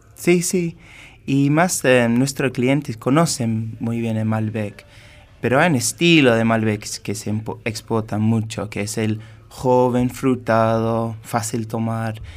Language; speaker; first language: Spanish; non-native, fluent; English